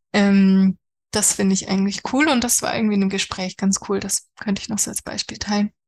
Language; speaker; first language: German; native; German